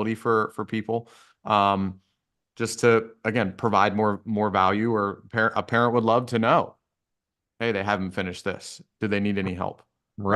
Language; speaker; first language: English; native; English